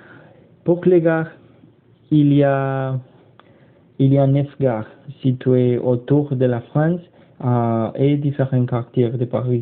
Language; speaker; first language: French; non-native, learner; Spanish